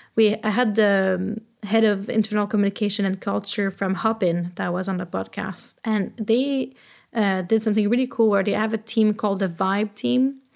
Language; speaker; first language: English; non-native, fluent; French